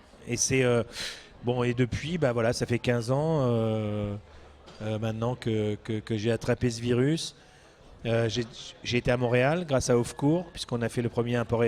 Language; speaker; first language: French; native; French